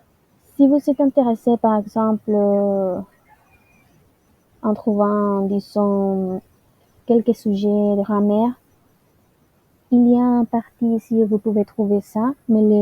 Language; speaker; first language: French; non-native, learner; Spanish